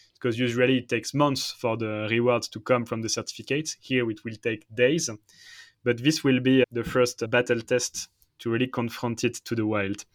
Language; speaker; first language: English; non-native, fluent; French